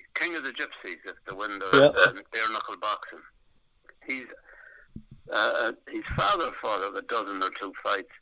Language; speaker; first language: English; native; English